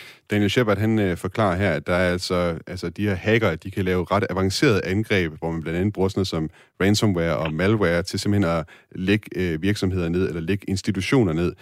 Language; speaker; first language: Danish; native; Danish